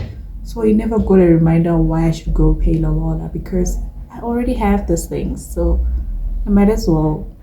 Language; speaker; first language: English; non-native, local second language; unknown